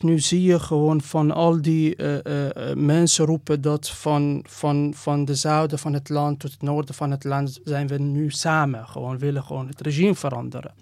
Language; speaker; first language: Dutch; non-native, fluent; Persian